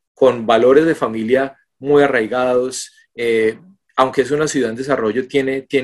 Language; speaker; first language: Spanish; native; Spanish